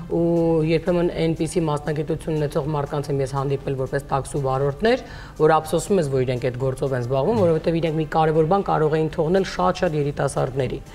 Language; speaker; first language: Armenian; native; Armenian